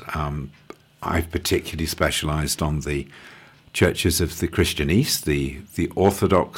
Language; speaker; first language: English; native; English